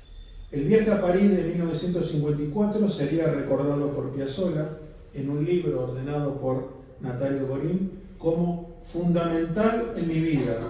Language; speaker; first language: Spanish; native; Spanish